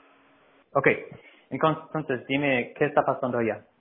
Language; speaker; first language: Spanish; non-native, fluent; English